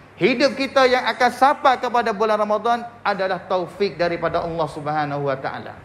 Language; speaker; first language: Malay; native; Malay